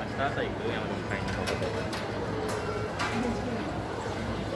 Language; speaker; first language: Japanese; native; Japanese